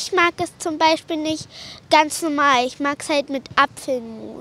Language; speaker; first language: German; native; German